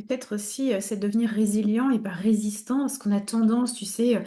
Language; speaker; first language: French; native; French